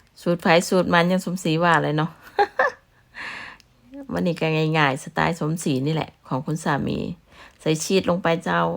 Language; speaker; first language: Thai; non-native, local second language; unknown